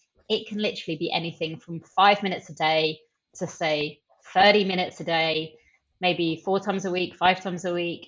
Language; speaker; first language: English; native; English